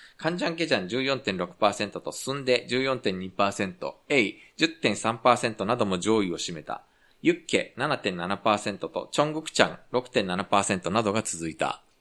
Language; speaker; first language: Japanese; native; Japanese